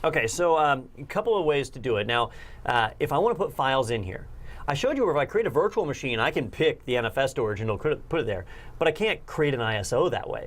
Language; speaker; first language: English; native; English